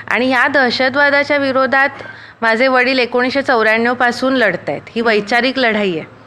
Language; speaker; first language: Marathi; native; Marathi